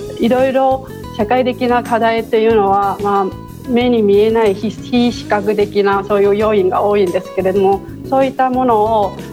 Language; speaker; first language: Japanese; non-native, fluent; Chinese